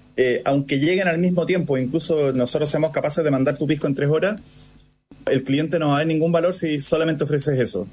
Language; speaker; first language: Spanish; native; Spanish